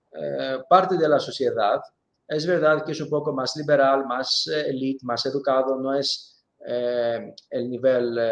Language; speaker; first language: Spanish; non-native, fluent; Greek